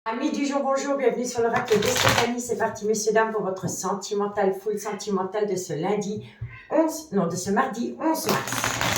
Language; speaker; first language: French; native; French